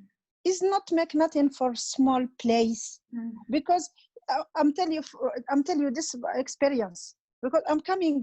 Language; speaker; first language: English; non-native, learner; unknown